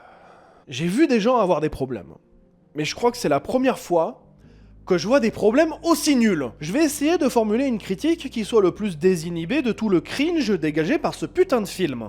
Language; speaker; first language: French; native; French